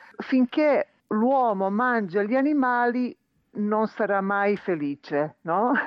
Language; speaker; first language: Italian; non-native, fluent; Serbian